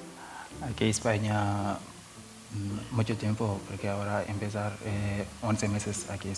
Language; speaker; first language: Spanish; non-native, learner; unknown